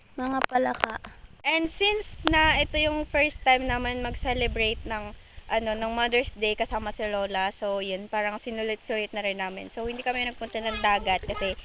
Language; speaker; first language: Filipino; native; Filipino